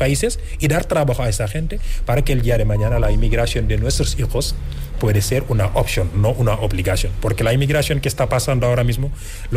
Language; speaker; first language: Spanish; non-native, fluent; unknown